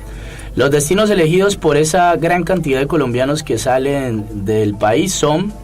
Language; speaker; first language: Spanish; native; Spanish